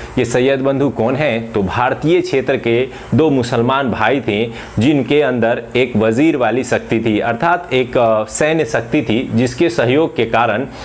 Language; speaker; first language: Hindi; non-native, local second language; Marathi